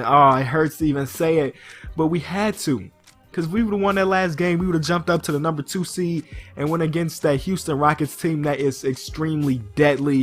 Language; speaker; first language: English; native; English